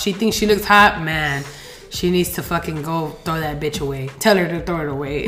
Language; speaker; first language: English; early bilingual, other home language; Spanish